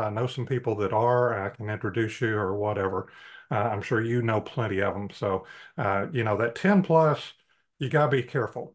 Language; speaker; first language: English; native; English